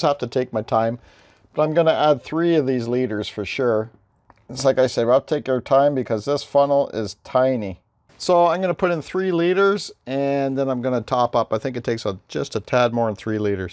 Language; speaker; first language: English; native; English